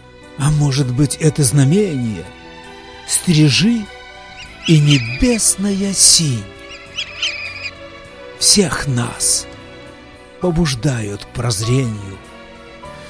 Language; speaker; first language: Russian; native; Russian